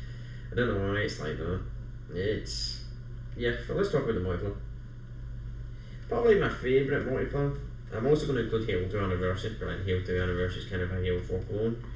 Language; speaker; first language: English; native; English